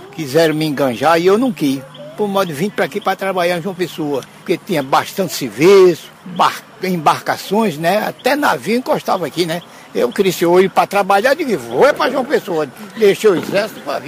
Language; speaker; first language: Portuguese; native; Portuguese